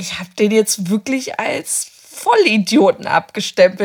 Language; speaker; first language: German; native; German